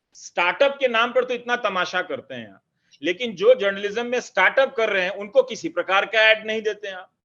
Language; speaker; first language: Hindi; native; Hindi